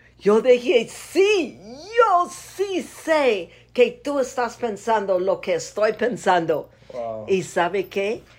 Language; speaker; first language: Spanish; non-native, fluent; English